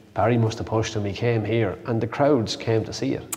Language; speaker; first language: English; native; English